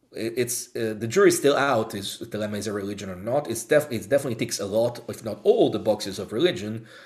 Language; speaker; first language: English; non-native, fluent; Italian